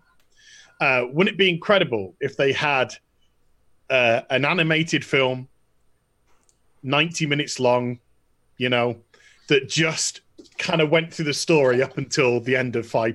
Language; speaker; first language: English; native; English